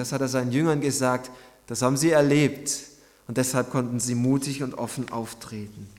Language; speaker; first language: German; native; German